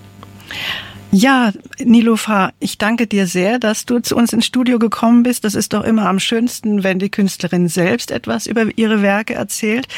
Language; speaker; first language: German; native; German